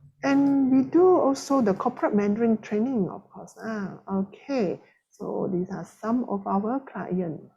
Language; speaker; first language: English; non-native, local second language; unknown